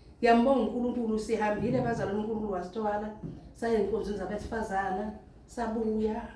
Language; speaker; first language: Zulu; non-native, local second language; Xhosa